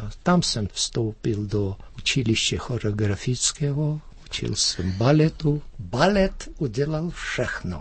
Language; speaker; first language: Czech; early bilingual, heritage; Czech